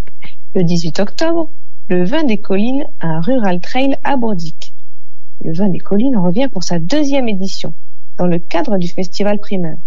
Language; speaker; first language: French; native; French